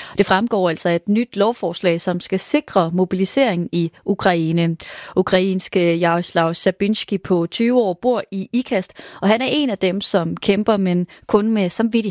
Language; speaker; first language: Danish; native; Danish